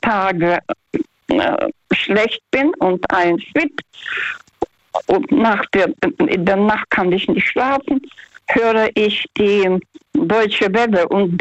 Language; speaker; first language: German; non-native, fluent; Russian